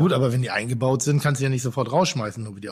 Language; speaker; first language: German; native; German